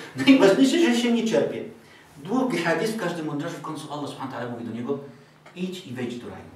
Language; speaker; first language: Polish; non-native, fluent; Arabic